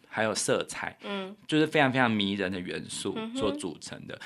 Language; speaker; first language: Chinese; native; Chinese